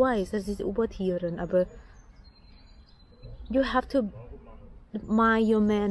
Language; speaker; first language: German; non-native, learner; Thai